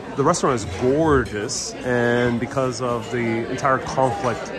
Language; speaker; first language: English; native; English